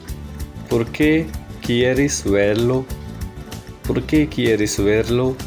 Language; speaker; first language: Spanish; non-native, fluent; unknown